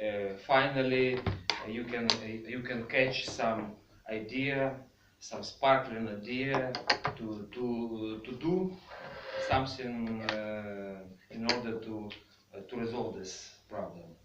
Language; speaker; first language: English; non-native, fluent; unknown